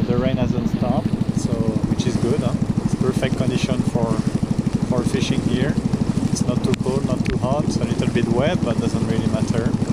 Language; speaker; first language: English; non-native, fluent; French